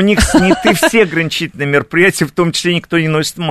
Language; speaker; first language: Russian; native; Russian